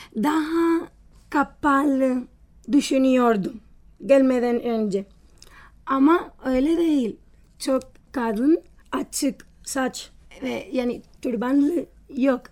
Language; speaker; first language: Turkish; non-native, learner; Spanish